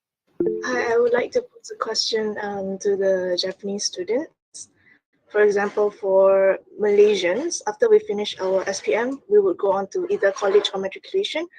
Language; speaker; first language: English; non-native, local second language; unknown